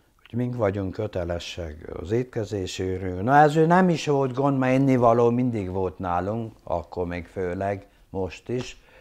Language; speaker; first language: Hungarian; non-native, local second language; German